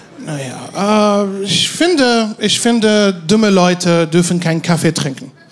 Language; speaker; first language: German; non-native, fluent; Arabic